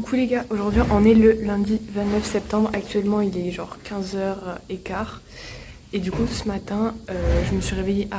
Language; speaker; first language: French; native; French